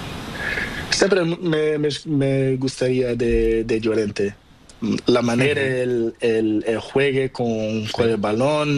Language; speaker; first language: Spanish; non-native, learner; Portuguese